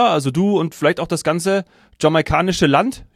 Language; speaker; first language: German; native; German